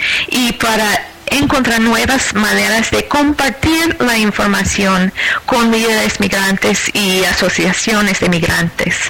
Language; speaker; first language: Spanish; non-native, fluent; English